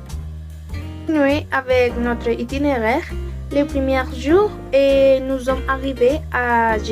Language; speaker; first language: French; non-native, learner; Spanish